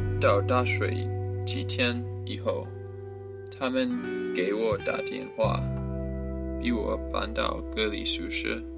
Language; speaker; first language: Chinese; non-native, learner; English